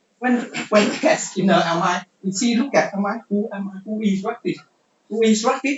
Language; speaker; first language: English; non-native, learner; Vietnamese